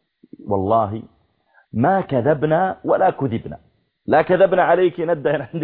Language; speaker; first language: Arabic; native; Arabic